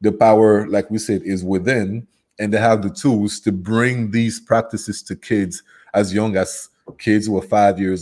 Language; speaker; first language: English; non-native, local second language; French